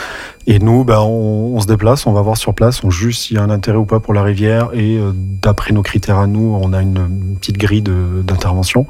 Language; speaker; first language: French; native; French